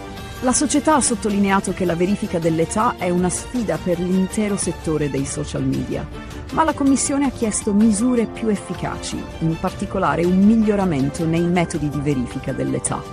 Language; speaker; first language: Italian; native; Italian